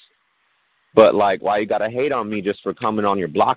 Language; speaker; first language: English; native; English